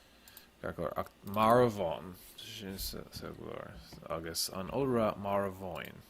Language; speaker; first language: Irish; non-native, local second language; English